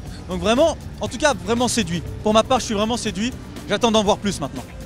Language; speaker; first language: French; native; French